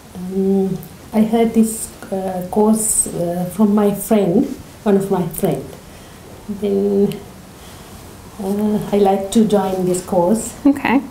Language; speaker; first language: English; non-native, local second language; Sinhala